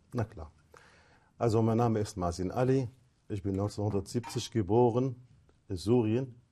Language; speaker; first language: German; non-native, fluent; Arabic